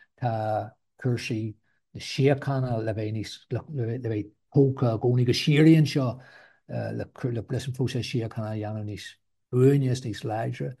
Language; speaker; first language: Irish; non-native, local second language; English